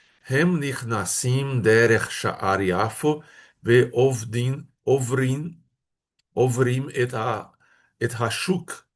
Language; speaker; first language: Hebrew; non-native, fluent; Portuguese